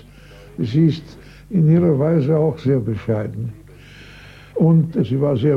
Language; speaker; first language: German; native; German